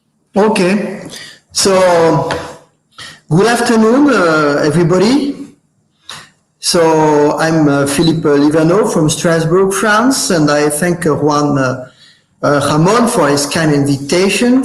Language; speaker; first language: English; non-native, fluent; French